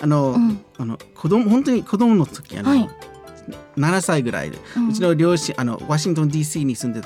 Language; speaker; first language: Japanese; non-native, learner; English